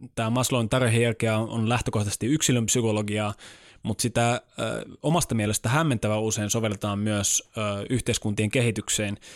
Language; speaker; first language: Finnish; native; Finnish